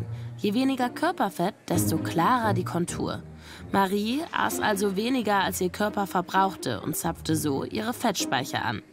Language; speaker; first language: German; native; German